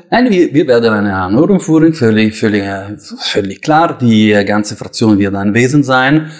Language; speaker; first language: German; non-native, local second language; Italian